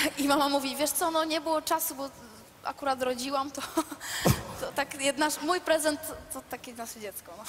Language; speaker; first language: Polish; early bilingual, heritage; Polish